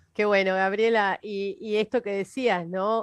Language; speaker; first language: Spanish; native; Spanish